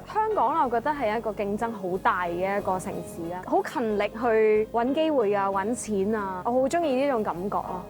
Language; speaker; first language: Cantonese; non-native, fluent; Chinese